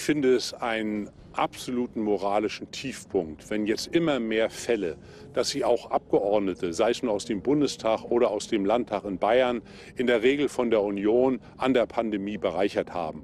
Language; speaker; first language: German; native; German